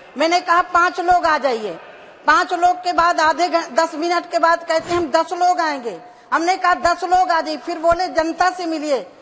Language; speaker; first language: Hindi; native; Hindi